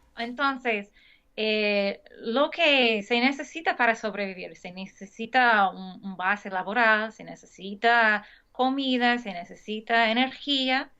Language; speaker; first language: Spanish; non-native, fluent; English